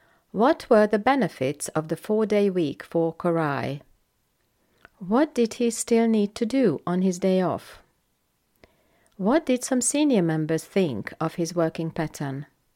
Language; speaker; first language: English; non-native, fluent; Hungarian